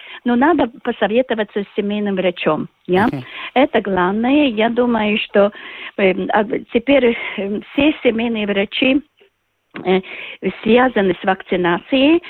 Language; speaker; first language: Russian; non-native, local second language; Latvian